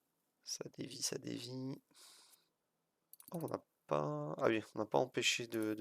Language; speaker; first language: French; native; French